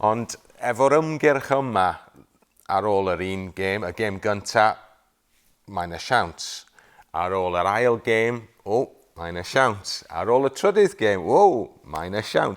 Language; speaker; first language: Welsh; non-native, local second language; English